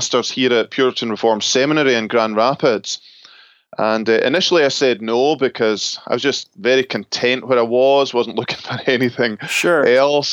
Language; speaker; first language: English; native; English